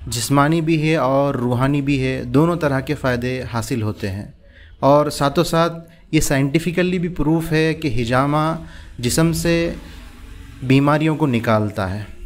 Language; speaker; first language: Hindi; non-native, local second language; Urdu